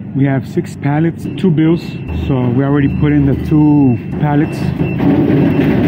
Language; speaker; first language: English; early bilingual, other home language; Spanish